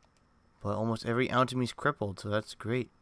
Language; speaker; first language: English; native; English